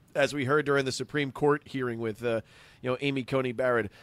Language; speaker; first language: English; native; English